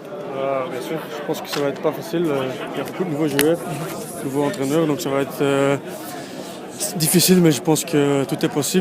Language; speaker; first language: French; non-native, local second language; Dutch